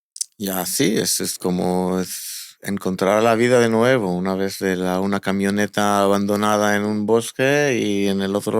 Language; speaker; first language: Spanish; non-native, fluent; Hebrew